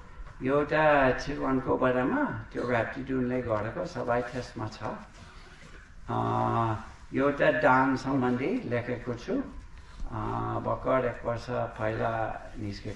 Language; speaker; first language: Nepali; non-native, fluent; English